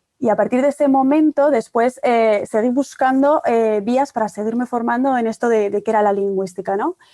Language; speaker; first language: Spanish; native; Spanish